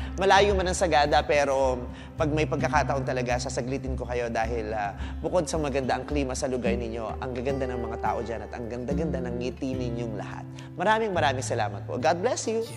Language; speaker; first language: Filipino; native; Filipino